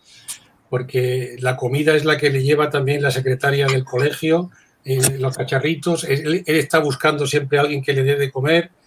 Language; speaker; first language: Spanish; native; Spanish